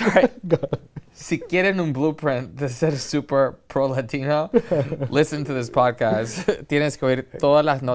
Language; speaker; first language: Spanish; early bilingual, heritage; Spanish